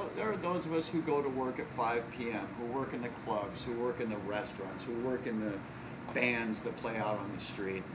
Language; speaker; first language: English; native; English